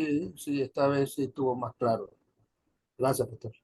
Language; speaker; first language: Spanish; native; Spanish